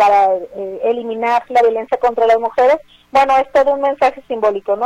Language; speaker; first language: Spanish; native; Spanish